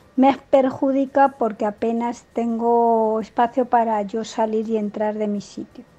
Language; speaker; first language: Spanish; native; Spanish